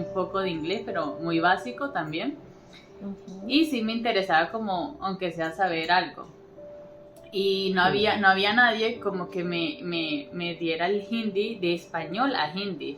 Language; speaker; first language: Spanish; native; Spanish